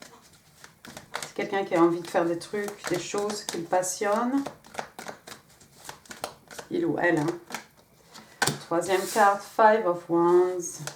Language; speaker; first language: French; native; French